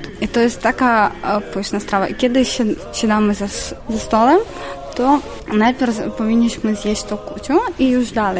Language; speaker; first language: Polish; non-native, fluent; Ukrainian